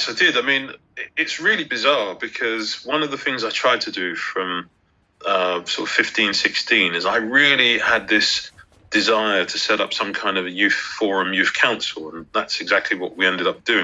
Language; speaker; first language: English; native; English